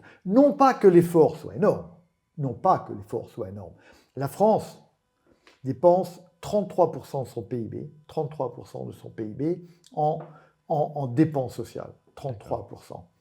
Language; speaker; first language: French; native; French